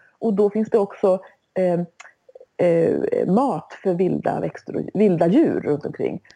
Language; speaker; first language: Swedish; native; Swedish